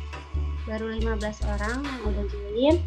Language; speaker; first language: Indonesian; native; Indonesian